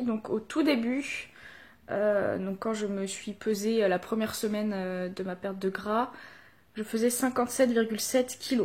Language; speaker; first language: French; native; French